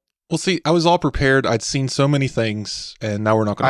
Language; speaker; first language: English; native; English